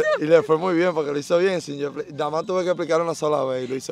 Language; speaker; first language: Spanish; native; Spanish